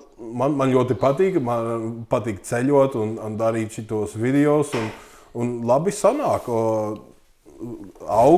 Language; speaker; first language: Latvian; early bilingual, heritage; English